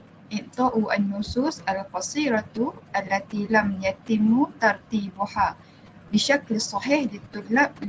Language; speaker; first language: Arabic; non-native, learner; Malay